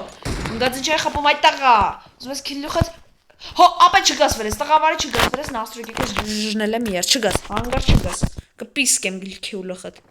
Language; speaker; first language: Armenian; native; Armenian